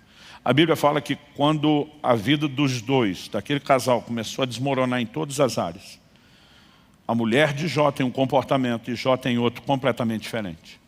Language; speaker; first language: Portuguese; native; Portuguese